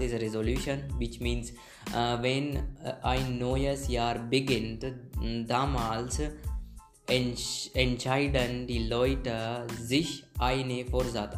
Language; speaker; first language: German; non-native, learner; Hindi